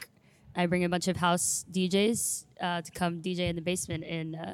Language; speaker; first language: English; native; English